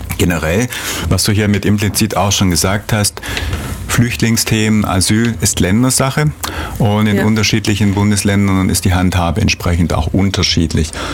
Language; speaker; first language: German; native; German